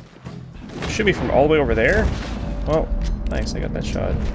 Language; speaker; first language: English; native; English